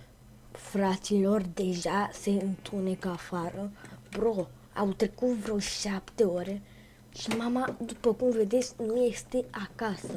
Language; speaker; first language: Romanian; native; Romanian